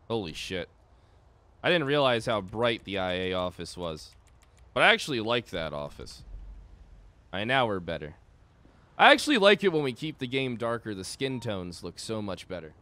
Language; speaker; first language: English; native; English